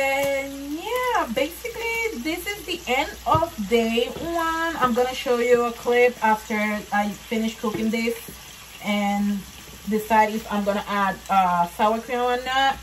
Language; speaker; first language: English; non-native, fluent; Spanish